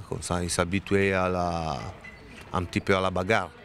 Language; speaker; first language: French; non-native, learner; Italian